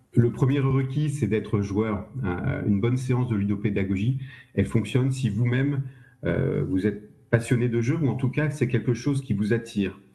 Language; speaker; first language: French; native; French